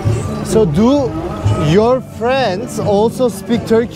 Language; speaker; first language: English; non-native, learner; Turkish